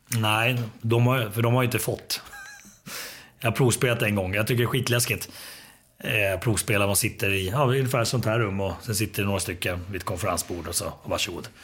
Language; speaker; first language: Swedish; early bilingual, other home language; Finnish